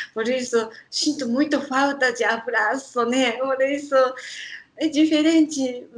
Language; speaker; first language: Portuguese; non-native, learner; Japanese